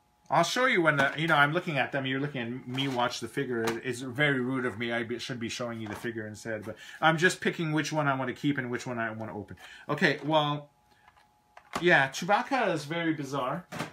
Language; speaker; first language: English; native; English